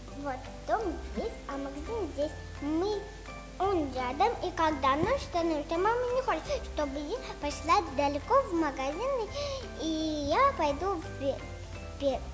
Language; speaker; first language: Russian; non-native, learner; Tajik